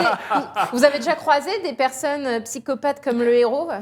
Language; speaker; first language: French; native; French